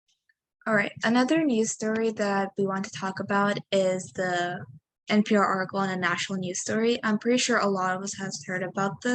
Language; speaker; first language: English; native; English